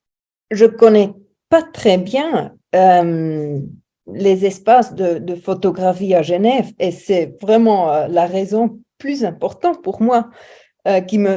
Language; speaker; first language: French; non-native, fluent; German